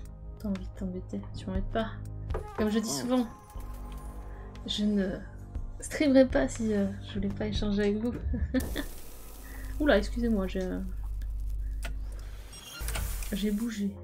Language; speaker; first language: French; native; French